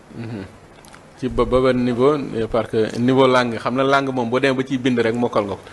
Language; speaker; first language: Wolof; native; Wolof